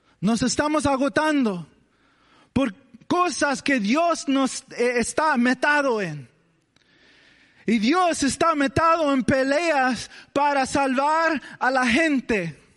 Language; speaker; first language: Spanish; early bilingual, heritage; English